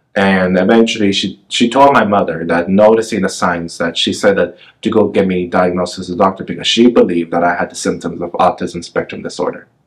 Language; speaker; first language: English; native; English